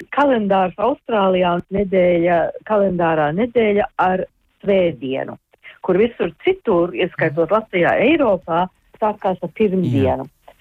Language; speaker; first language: Latvian; early bilingual, heritage; Latvian